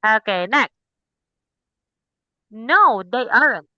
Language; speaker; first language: English; non-native, local second language; Cebuano